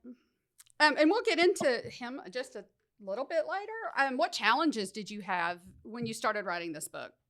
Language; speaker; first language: English; native; English